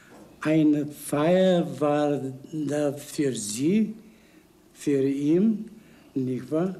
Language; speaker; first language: German; non-native, learner; Bulgarian